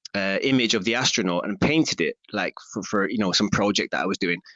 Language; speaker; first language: English; native; English